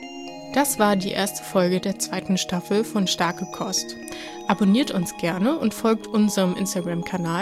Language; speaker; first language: German; native; German